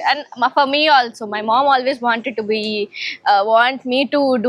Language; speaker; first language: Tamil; non-native, learner; Telugu